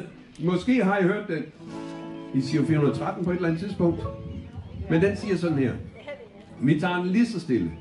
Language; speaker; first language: Danish; native; Danish